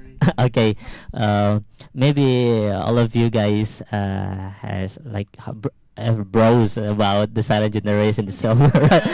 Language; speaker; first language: English; non-native, learner; Indonesian